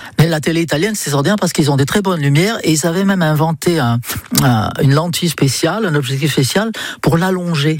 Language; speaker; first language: French; non-native, fluent; English